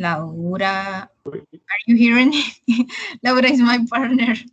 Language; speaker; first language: English; non-native, learner; Spanish